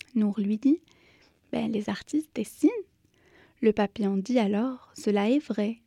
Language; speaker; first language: French; native; French